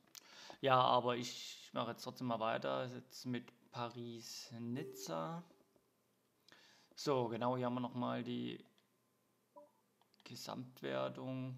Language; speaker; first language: German; native; German